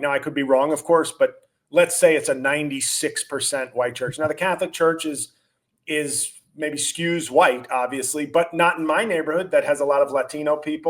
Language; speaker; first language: English; native; English